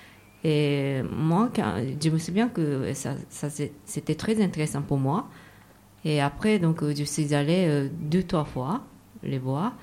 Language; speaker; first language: French; non-native, fluent; Japanese